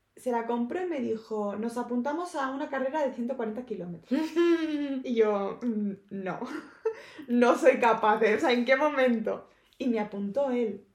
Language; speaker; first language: Spanish; native; Spanish